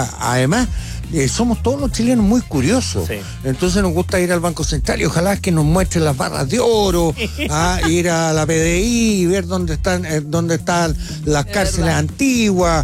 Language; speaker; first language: Spanish; native; Spanish